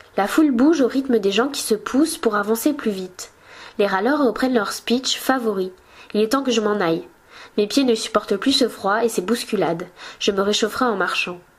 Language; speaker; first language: French; native; French